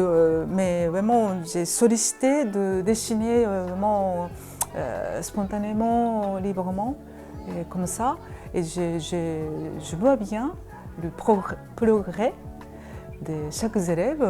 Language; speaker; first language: French; non-native, fluent; Japanese